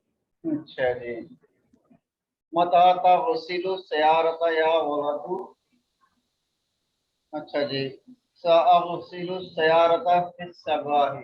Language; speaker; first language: Arabic; non-native, learner; Urdu